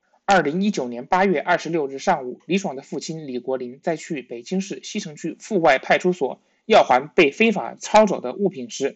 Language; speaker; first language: Chinese; native; Chinese